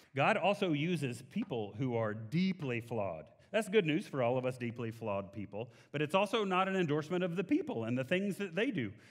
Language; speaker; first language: English; native; English